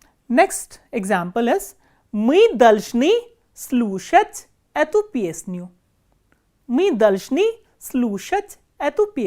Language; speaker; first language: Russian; non-native, fluent; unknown